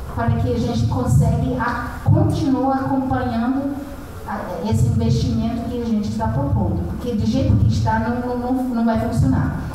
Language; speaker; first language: Portuguese; non-native, fluent; English